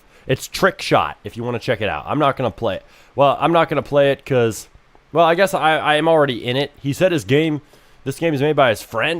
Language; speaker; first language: English; native; English